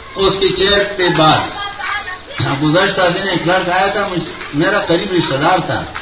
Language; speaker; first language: Urdu; non-native, local second language; Pashto